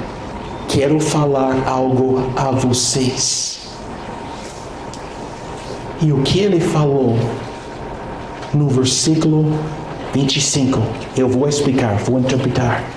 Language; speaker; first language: Portuguese; non-native, fluent; English